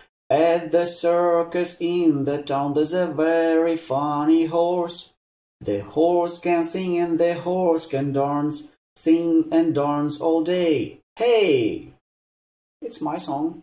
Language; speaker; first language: English; non-native, fluent; Russian